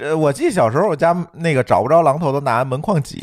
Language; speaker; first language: Chinese; native; Chinese